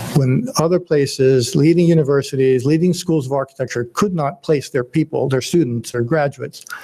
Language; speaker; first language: English; native; English